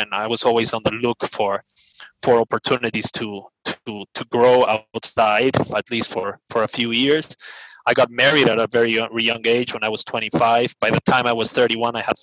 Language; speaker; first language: English; non-native, fluent; Spanish